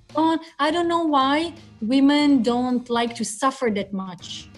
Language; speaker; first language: English; non-native, fluent; Croatian